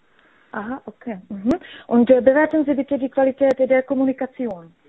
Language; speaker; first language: German; non-native, learner; Czech